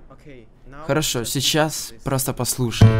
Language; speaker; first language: Russian; native; Russian